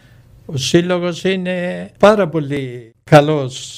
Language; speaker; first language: Greek; early bilingual, heritage; Greek